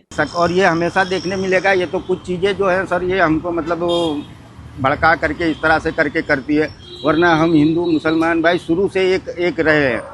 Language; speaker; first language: Hindi; native; Hindi